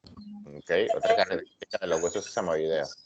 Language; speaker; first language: Spanish; native; Spanish